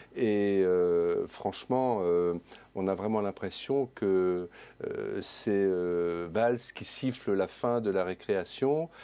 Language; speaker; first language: French; native; French